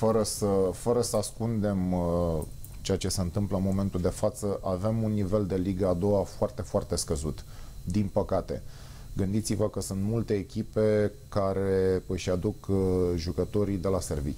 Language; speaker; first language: Romanian; native; Romanian